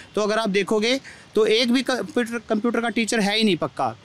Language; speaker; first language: Hindi; native; Hindi